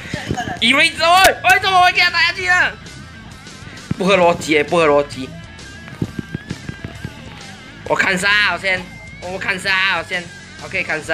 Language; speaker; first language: Chinese; native; Chinese